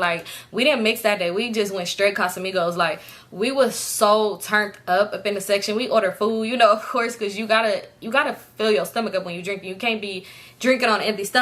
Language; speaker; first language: English; native; English